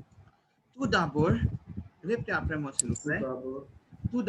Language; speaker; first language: French; non-native, fluent; Hindi